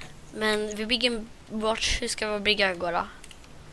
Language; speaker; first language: Swedish; native; Swedish